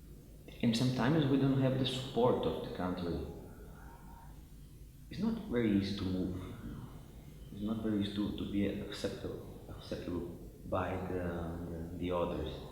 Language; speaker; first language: English; non-native, fluent; Portuguese